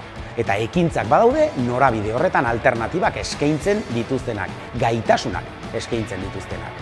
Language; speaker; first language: Basque; native; Basque